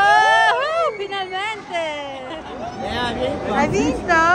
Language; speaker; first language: Italian; non-native, learner; Filipino